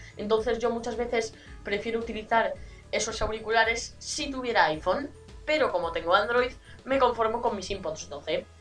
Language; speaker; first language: Spanish; native; Spanish